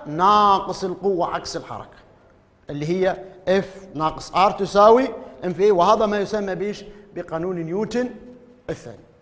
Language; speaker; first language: Arabic; native; Arabic